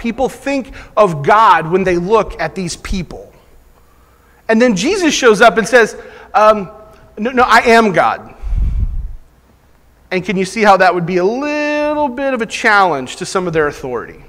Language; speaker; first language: English; native; English